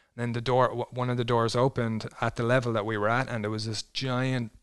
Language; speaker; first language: English; native; English